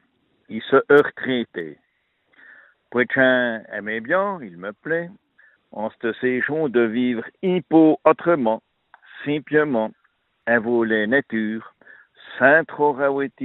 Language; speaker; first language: French; native; French